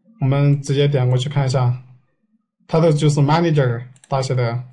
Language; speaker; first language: Chinese; native; Chinese